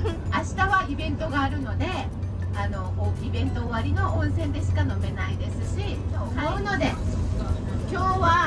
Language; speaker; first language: Japanese; native; Japanese